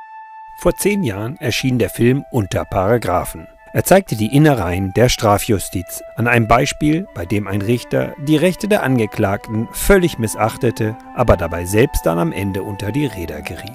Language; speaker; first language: German; native; German